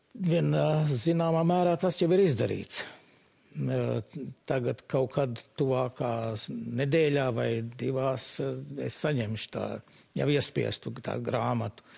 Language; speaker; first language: Latvian; early bilingual, heritage; Latvian